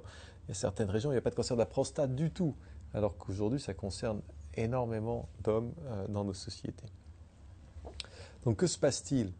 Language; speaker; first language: French; native; French